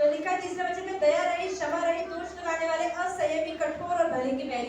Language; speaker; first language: Hindi; native; Hindi